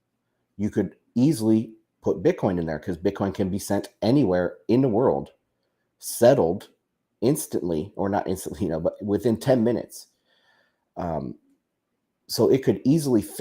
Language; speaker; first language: English; native; English